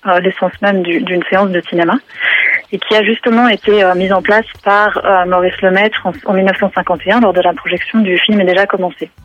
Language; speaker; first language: French; native; French